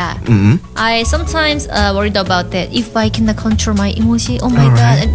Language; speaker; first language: English; non-native, learner; Indonesian